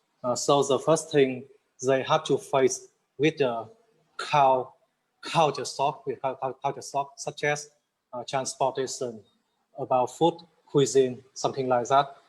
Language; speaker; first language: English; non-native, learner; Vietnamese